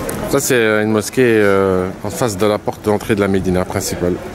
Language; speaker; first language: French; native; French